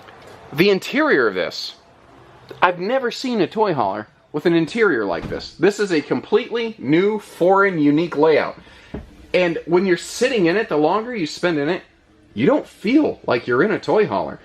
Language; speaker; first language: English; native; English